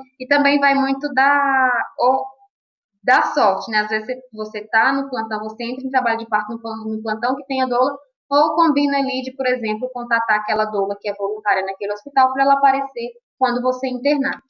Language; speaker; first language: Portuguese; native; Portuguese